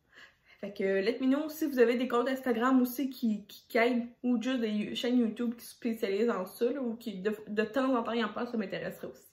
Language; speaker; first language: French; native; French